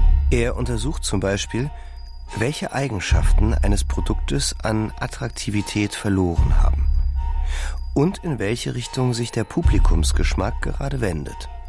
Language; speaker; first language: German; native; German